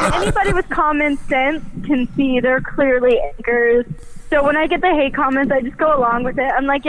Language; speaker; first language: English; native; English